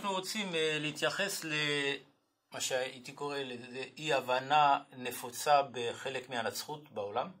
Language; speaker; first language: Hebrew; non-native, fluent; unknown